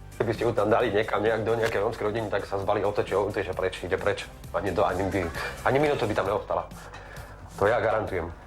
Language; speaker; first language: Slovak; native; Slovak